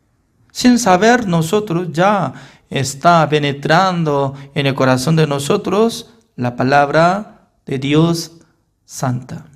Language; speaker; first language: Spanish; non-native, fluent; Korean